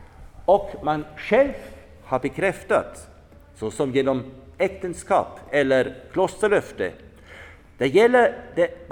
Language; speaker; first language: Swedish; non-native, fluent; German